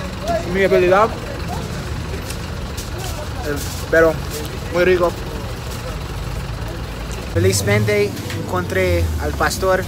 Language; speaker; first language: Spanish; non-native, fluent; English